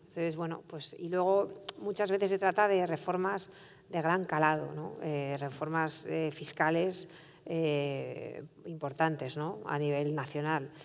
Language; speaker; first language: Spanish; native; Spanish